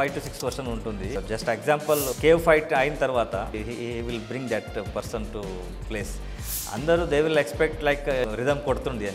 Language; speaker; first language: Telugu; non-native, learner; Kannada